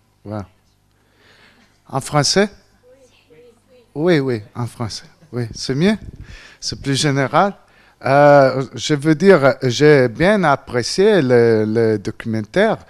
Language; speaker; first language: French; non-native, fluent; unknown